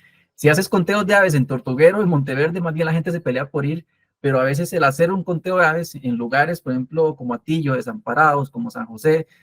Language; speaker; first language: Spanish; native; Spanish